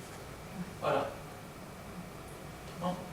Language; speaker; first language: French; non-native, learner; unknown